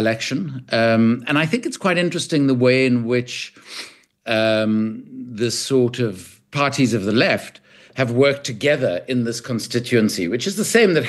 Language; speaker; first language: English; native; English